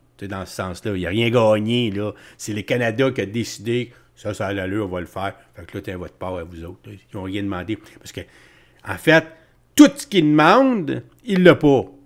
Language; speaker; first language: French; native; French